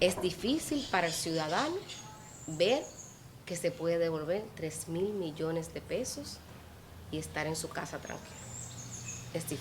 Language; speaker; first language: Spanish; native; Spanish